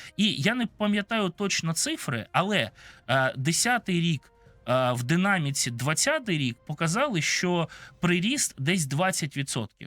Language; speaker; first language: Ukrainian; non-native, local second language; Russian